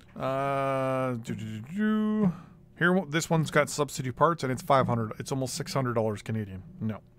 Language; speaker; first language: English; native; English